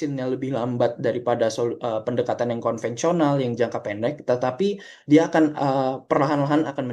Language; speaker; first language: Indonesian; native; Indonesian